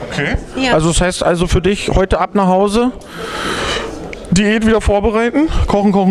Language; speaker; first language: German; native; German